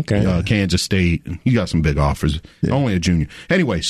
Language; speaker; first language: English; native; English